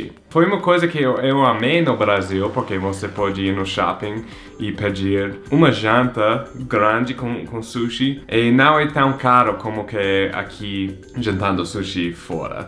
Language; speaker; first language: Portuguese; non-native, fluent; English